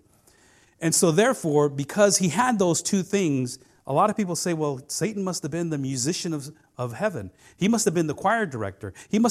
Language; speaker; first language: English; non-native, fluent; Spanish